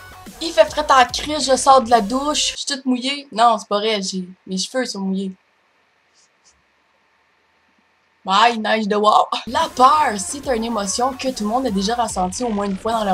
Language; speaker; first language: French; native; French